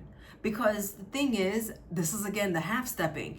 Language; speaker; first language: English; native; English